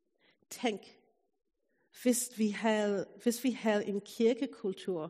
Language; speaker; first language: Danish; non-native, fluent; English